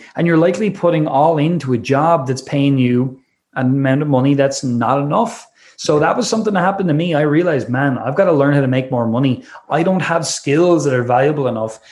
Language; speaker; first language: English; native; English